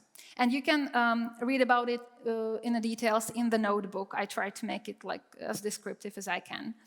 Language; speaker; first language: English; non-native, fluent; Czech